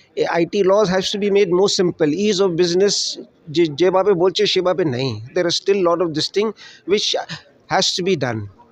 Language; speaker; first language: English; non-native, local second language; Bangla